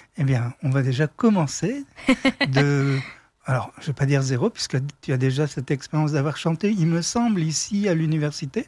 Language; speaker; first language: French; native; French